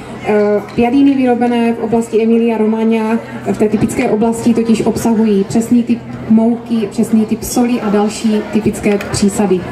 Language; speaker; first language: Czech; native; Czech